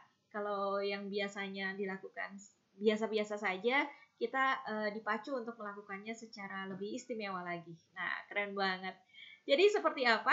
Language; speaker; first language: Indonesian; native; Indonesian